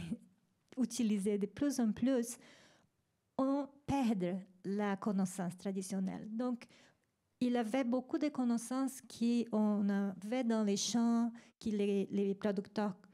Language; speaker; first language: French; non-native, fluent; Spanish